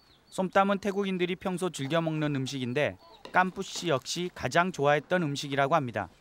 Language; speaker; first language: Korean; native; Korean